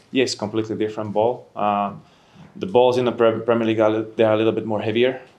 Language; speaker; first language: English; non-native, fluent; Slovak